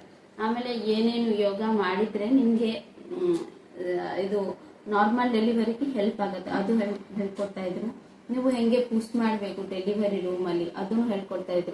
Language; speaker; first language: Kannada; non-native, local second language; Odia